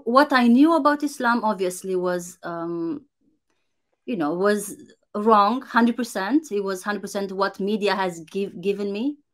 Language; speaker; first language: English; non-native, fluent; Romanian